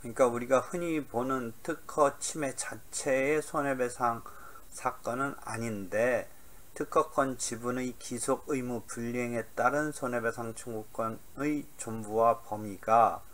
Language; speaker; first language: Korean; native; Korean